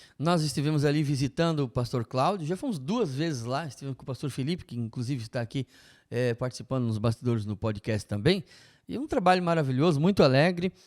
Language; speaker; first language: Portuguese; native; Portuguese